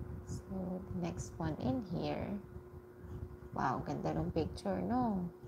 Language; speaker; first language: English; non-native, local second language; Filipino